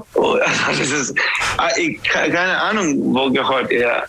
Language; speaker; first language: German; non-native, learner; English